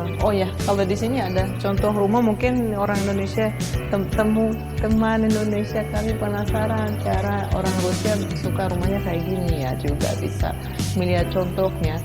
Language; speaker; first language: Indonesian; non-native, fluent; Russian